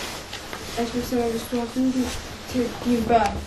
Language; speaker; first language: Danish; early bilingual, other home language; Arabic